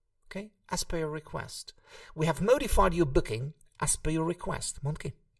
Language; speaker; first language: English; non-native, fluent; Hungarian